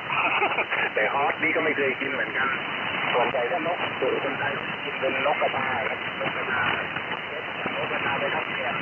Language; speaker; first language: Thai; native; Thai